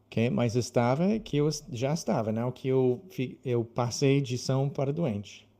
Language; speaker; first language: Portuguese; non-native, fluent; English